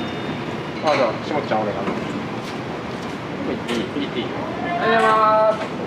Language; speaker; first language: Japanese; native; Japanese